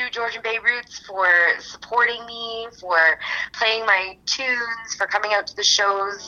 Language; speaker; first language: English; native; English